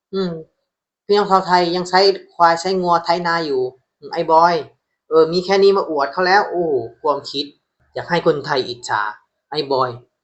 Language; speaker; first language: Thai; native; Thai